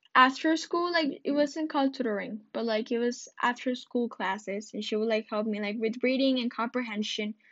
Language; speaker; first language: English; early bilingual, other home language; Spanish